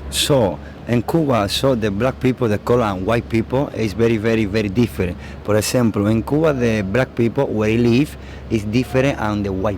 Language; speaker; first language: English; non-native, learner; Spanish